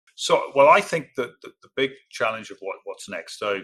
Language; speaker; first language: English; native; English